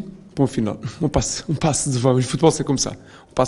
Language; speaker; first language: French; non-native, learner; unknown